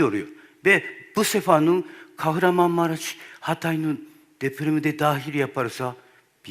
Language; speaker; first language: Turkish; non-native, learner; Japanese